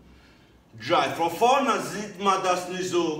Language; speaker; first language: German; non-native, learner; English